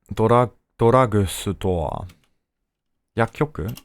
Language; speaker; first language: Japanese; non-native, learner; English